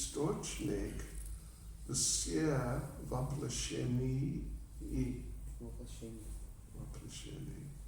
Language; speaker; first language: Russian; non-native, learner; English